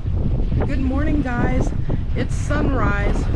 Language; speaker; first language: English; native; English